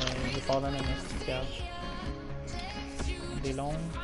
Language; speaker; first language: French; native; French